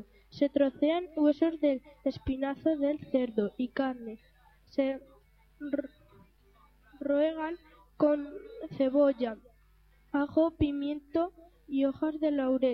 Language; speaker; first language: Spanish; native; Spanish